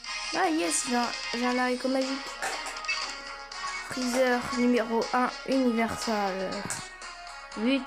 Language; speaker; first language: French; native; French